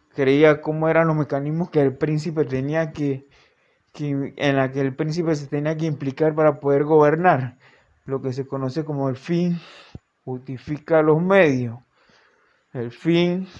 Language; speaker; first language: Spanish; native; Spanish